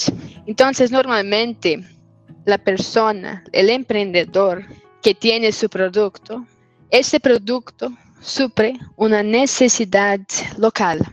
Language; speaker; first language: Spanish; non-native, fluent; Portuguese